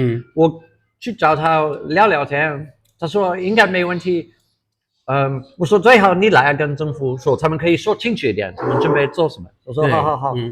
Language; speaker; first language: Chinese; non-native, fluent; English